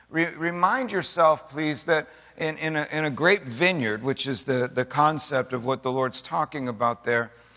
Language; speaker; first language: English; native; English